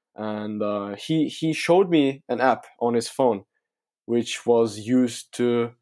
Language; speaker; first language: English; non-native, fluent; Turkish